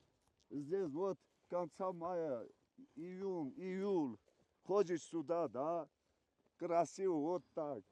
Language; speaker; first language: Russian; non-native, local second language; Armenian